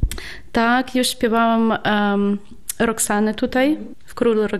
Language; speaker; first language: Polish; non-native, fluent; Ukrainian